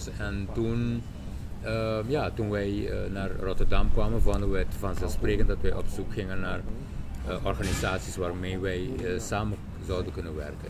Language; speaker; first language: Dutch; non-native, local second language; Papiamento